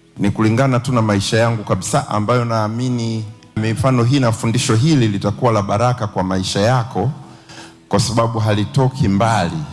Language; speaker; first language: Swahili; native; Swahili